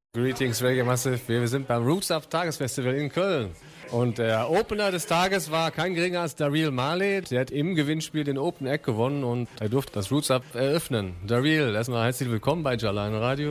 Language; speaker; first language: German; native; German